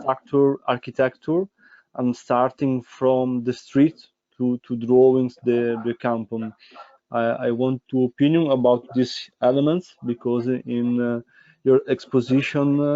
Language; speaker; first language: English; non-native, fluent; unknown